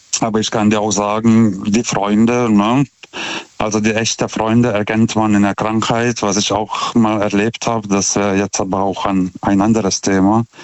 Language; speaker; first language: German; non-native, fluent; Lithuanian